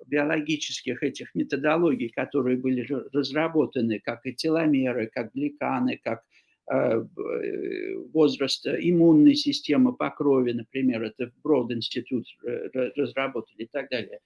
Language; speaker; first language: Russian; non-native, fluent; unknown